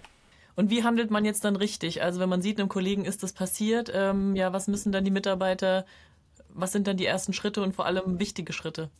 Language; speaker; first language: German; native; German